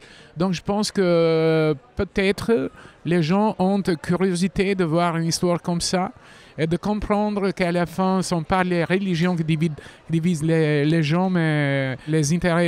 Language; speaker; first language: French; non-native, fluent; Albanian